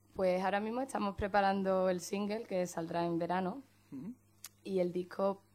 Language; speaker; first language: Spanish; native; Spanish